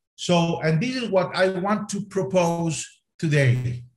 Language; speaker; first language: English; non-native, fluent; Spanish